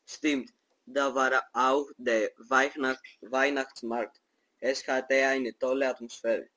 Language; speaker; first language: German; non-native, learner; Greek